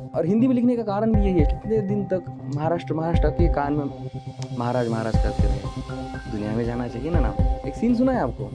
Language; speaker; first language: Hindi; non-native, local second language; Marathi